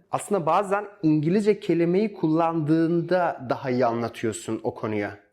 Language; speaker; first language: Turkish; native; Turkish